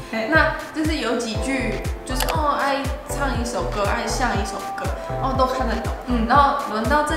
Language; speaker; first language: Chinese; non-native, fluent; English